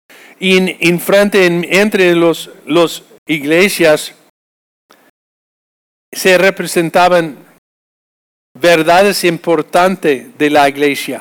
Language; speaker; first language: Spanish; non-native, fluent; English